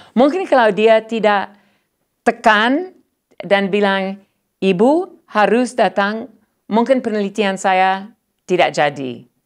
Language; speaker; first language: Indonesian; non-native, learner; English